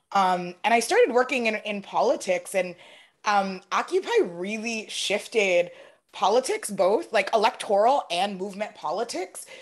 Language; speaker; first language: English; native; English